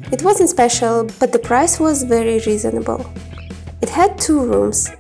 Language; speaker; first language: English; non-native, fluent; Kazakh